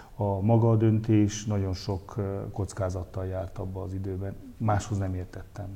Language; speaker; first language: Hungarian; native; Hungarian